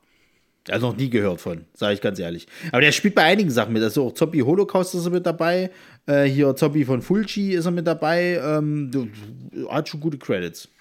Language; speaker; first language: German; native; German